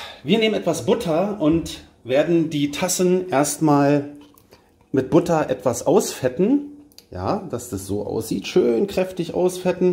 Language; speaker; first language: German; native; German